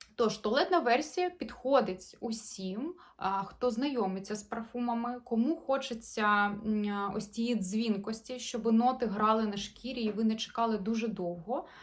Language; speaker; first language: Ukrainian; non-native, local second language; Russian